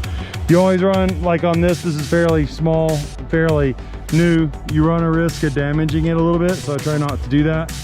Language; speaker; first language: English; native; English